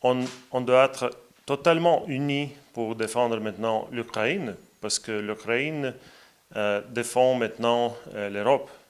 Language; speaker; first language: French; non-native, fluent; Latvian